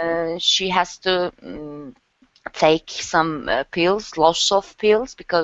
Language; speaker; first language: English; non-native, learner; Turkish